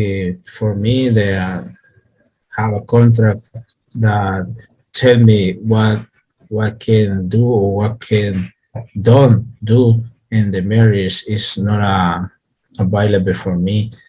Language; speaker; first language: English; non-native, learner; Spanish